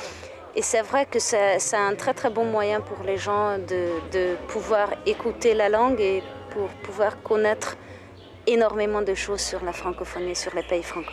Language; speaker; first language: French; non-native, fluent; Hungarian